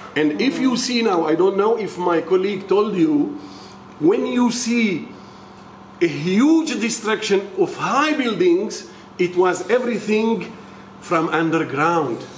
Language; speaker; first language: English; non-native, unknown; Arabic